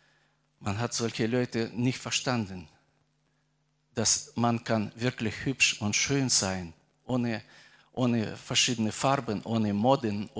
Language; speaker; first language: German; non-native, fluent; Russian